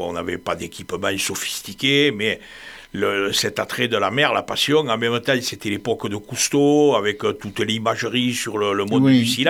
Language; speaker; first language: French; native; French